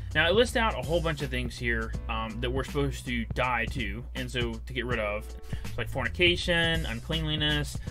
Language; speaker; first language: English; native; English